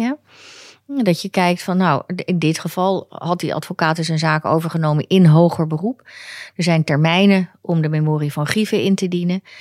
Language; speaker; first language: Dutch; native; Dutch